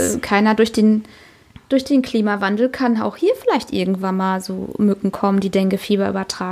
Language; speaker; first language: German; native; German